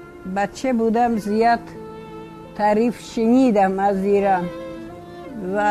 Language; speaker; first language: Persian; early bilingual, other home language; Polish